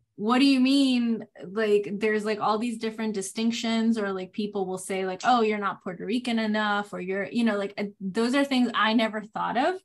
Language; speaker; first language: English; non-native, fluent; Spanish